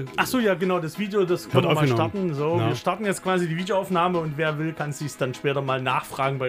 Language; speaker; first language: German; native; German